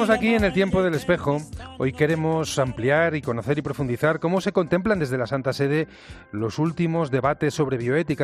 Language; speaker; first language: Spanish; native; Spanish